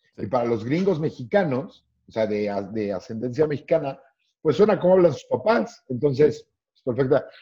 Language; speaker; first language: Spanish; native; Spanish